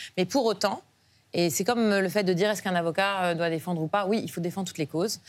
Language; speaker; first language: French; native; French